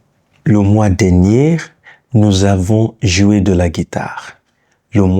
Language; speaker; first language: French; non-native, fluent; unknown